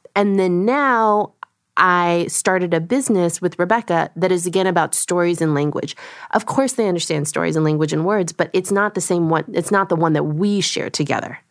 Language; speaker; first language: English; early bilingual, other home language; Korean